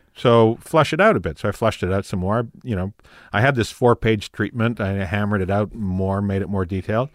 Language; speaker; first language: English; native; English